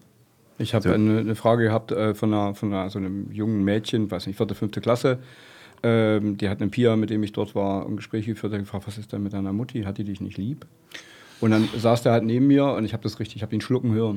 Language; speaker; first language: German; native; German